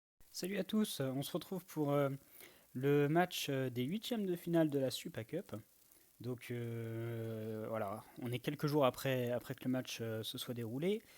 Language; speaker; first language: French; native; French